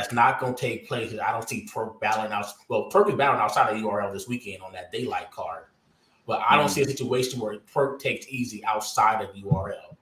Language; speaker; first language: English; native; English